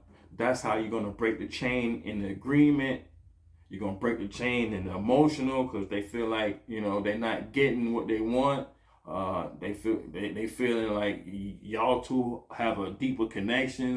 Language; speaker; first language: English; native; English